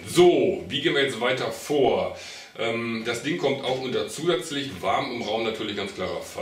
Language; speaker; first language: German; native; German